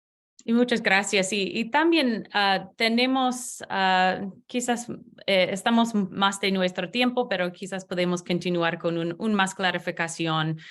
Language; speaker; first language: Spanish; non-native, learner; English